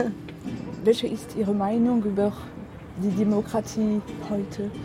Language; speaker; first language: German; non-native, learner; French